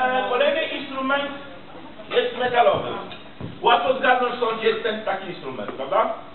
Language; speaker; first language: Polish; non-native, fluent; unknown